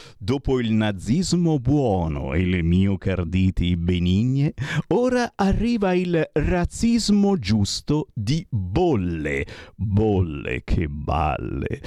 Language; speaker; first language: Italian; native; Italian